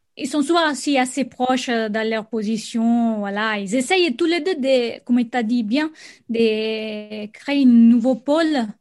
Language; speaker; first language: French; non-native, fluent; Italian